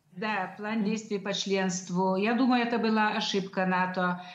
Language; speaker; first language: Russian; non-native, local second language; Lithuanian